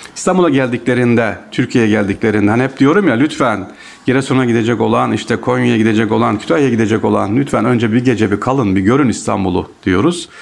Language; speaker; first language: Turkish; native; Turkish